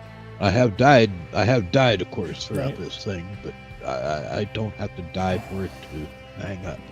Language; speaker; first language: English; native; English